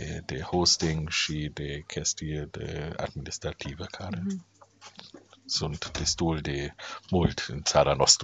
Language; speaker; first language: Romanian; non-native, learner; German